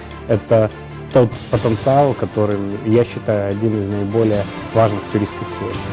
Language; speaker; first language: Russian; native; Russian